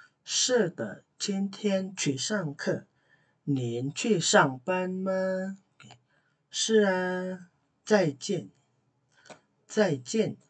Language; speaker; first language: Chinese; non-native, fluent; Indonesian